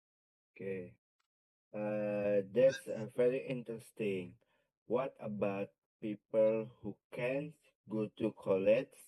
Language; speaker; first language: English; non-native, learner; Indonesian